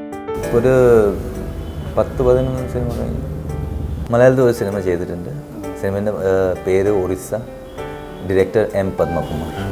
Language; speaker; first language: Malayalam; early bilingual, heritage; Malayalam